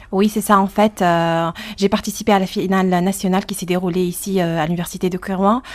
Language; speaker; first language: French; non-native, local second language; Arabic